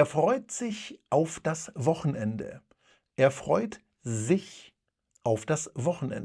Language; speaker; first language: German; non-native, fluent; Polish